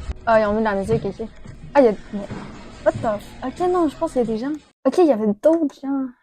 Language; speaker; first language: French; native; French